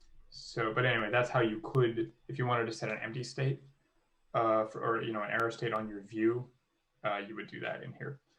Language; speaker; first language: English; native; English